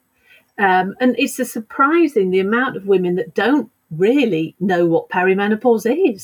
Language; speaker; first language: English; native; English